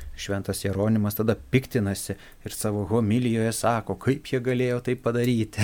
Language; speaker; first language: Lithuanian; native; Lithuanian